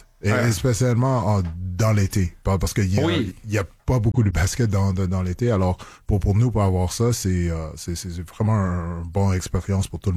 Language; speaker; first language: French; non-native, local second language; English